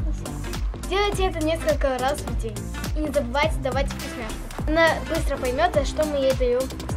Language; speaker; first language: Russian; native; Russian